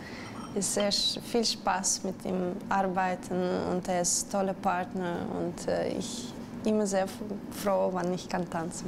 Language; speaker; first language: German; non-native, learner; Russian